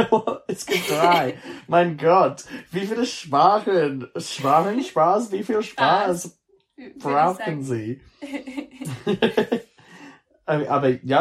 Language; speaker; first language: German; non-native, learner; English